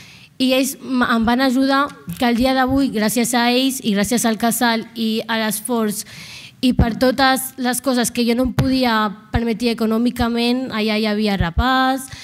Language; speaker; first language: Catalan; non-native, local second language; Arabic